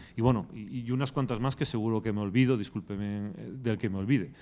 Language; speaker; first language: Spanish; native; Spanish